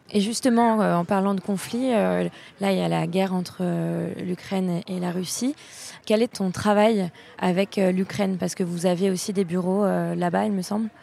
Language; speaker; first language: French; native; French